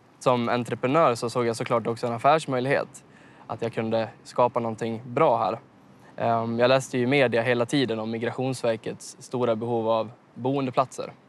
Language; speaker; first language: Swedish; native; Swedish